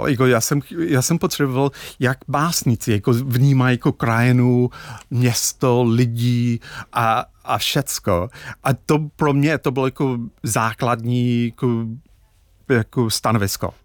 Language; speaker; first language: Czech; non-native, fluent; English